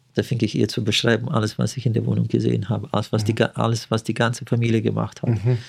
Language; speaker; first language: German; early bilingual, heritage; Russian